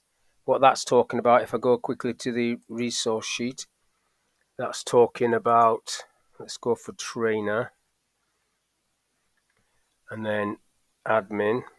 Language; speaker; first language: English; native; English